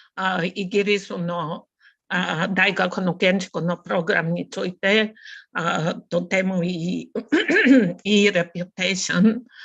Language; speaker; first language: Japanese; non-native, learner; Bulgarian